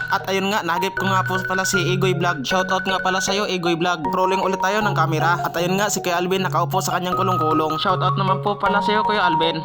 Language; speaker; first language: Filipino; non-native, local second language; Cebuano